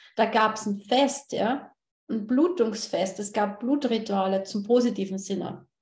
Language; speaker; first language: German; native; German